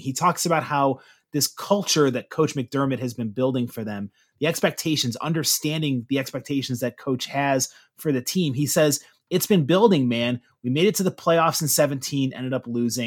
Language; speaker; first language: English; native; English